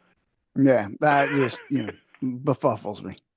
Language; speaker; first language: English; native; English